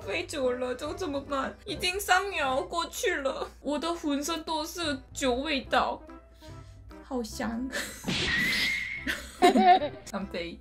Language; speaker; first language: Chinese; non-native, fluent; Korean